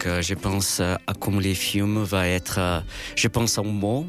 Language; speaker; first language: French; non-native, fluent; Portuguese